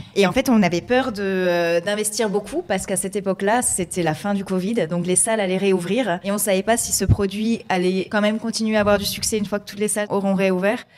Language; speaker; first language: French; native; French